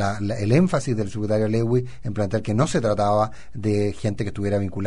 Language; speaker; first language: Spanish; native; Spanish